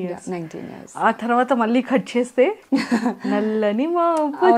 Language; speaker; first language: Telugu; native; Telugu